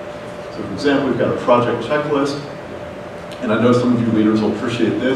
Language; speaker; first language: English; native; English